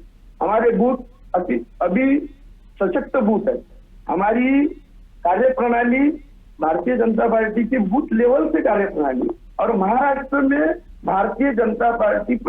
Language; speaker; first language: Hindi; non-native, local second language; Marathi